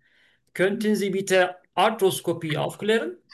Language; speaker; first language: German; non-native, learner; Turkish